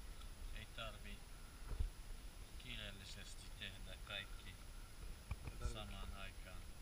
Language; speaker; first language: Finnish; non-native, fluent; Central Kurdish